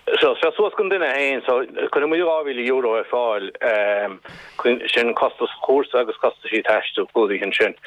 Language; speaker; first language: Irish; native; Irish